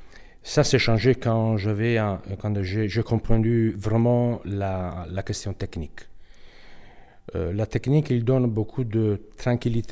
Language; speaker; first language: French; non-native, fluent; Italian